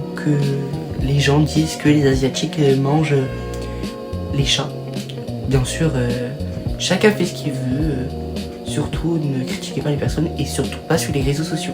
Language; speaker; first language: French; native; French